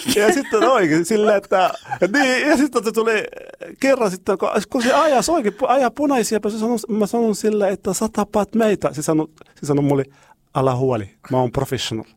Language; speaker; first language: Finnish; non-native, fluent; Arabic